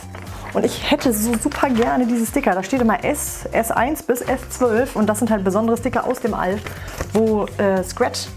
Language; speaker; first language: German; native; German